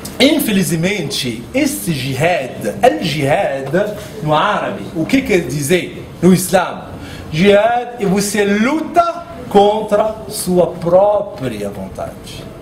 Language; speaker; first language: Portuguese; non-native, fluent; Arabic